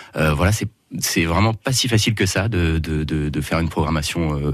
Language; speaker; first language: French; native; French